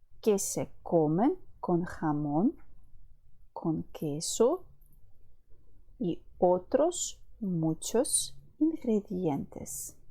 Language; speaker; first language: Spanish; non-native, fluent; Ukrainian